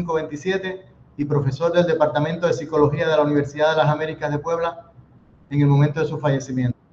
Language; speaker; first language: Spanish; native; Spanish